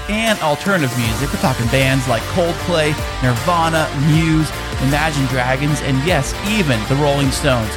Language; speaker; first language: English; native; English